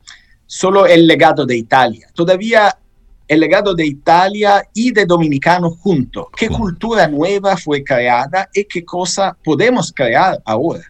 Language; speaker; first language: Spanish; non-native, fluent; Italian